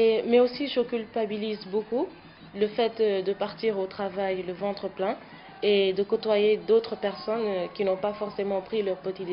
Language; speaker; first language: French; non-native, fluent; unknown